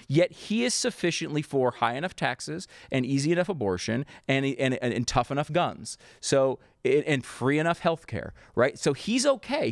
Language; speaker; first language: English; native; English